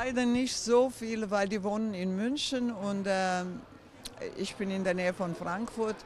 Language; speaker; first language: German; non-native, fluent; Croatian